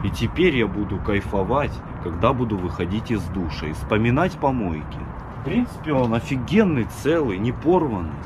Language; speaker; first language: Russian; native; Russian